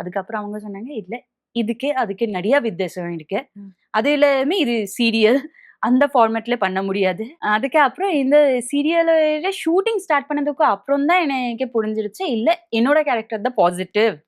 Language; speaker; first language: Tamil; non-native, local second language; Bangla